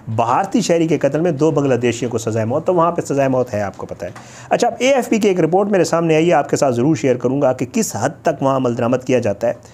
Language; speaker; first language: Urdu; native; Urdu